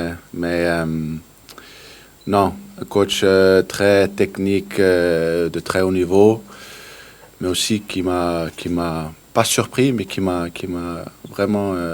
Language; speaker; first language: French; non-native, learner; Danish